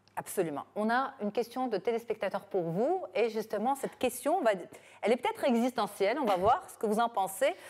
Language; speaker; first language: French; non-native, local second language; Arabic